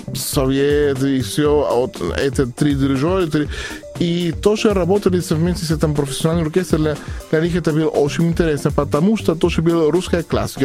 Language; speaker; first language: Russian; non-native, learner; Spanish